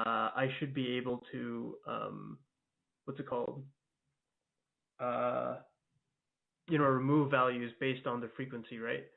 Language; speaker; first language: English; native; English